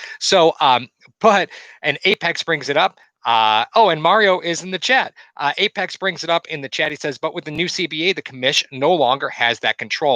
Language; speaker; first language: English; native; English